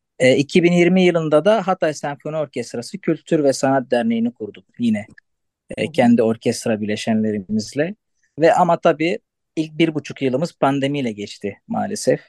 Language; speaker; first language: Turkish; non-native, local second language; Arabic